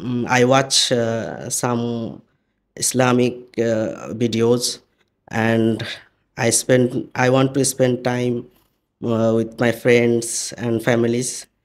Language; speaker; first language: English; non-native, learner; Bangla